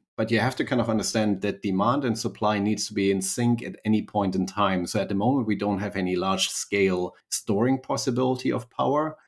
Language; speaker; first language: English; non-native, fluent; German